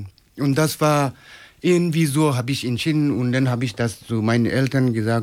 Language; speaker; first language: German; non-native, learner; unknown